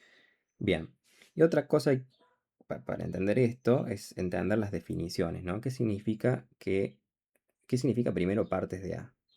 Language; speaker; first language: Spanish; native; Spanish